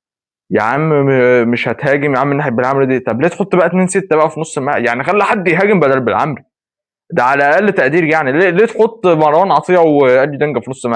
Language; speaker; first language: Arabic; native; Arabic